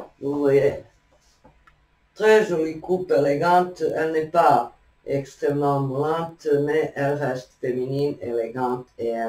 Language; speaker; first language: French; non-native, fluent; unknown